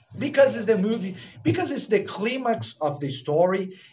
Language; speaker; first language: English; non-native, fluent; Portuguese